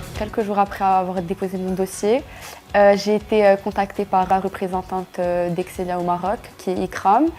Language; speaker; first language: French; non-native, local second language; Arabic